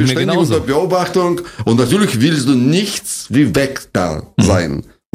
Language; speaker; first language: German; non-native, fluent; Russian